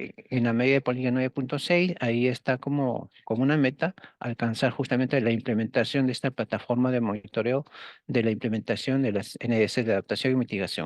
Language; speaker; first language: Spanish; native; Spanish